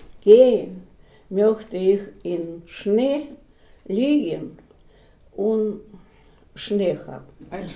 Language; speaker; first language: German; non-native, learner; Russian